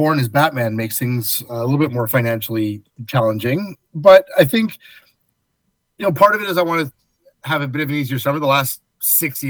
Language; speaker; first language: English; native; English